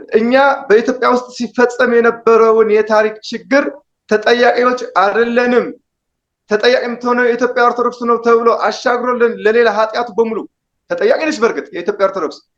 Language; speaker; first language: Amharic; non-native, local second language; Tigrinya